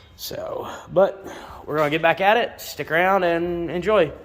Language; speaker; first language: English; native; English